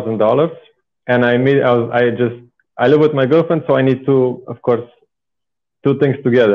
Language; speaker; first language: English; non-native, fluent; Bulgarian